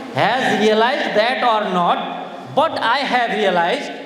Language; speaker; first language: English; non-native, local second language; Nepali